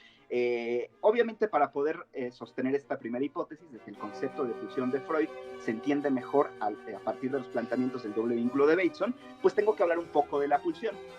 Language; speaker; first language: Spanish; native; Spanish